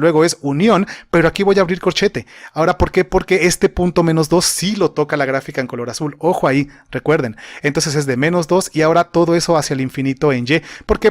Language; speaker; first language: Spanish; native; Spanish